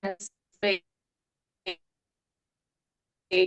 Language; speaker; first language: English; non-native, learner; Vietnamese